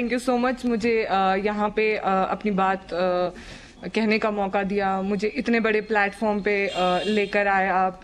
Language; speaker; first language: Hindi; native; Hindi